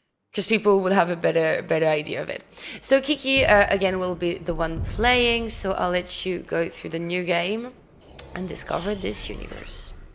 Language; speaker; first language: English; non-native, fluent; French